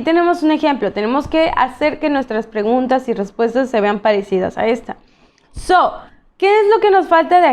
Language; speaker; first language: Spanish; native; Spanish